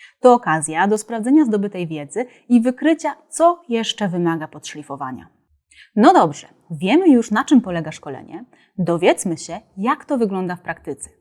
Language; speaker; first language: Polish; native; Polish